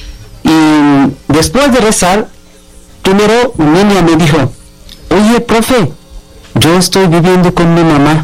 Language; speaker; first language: Spanish; non-native, learner; Bangla